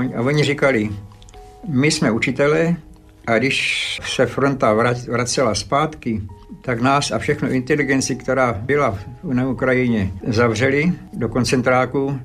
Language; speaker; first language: Czech; early bilingual, other home language; Slovak